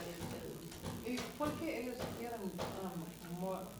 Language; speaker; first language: Spanish; non-native, learner; English